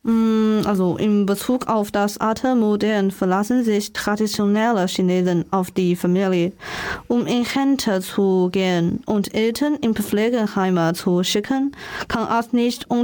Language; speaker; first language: German; non-native, learner; Chinese